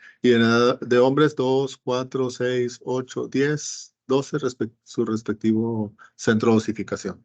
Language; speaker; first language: Spanish; native; Spanish